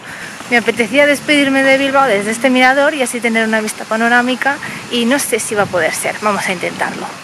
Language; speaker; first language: Spanish; native; Spanish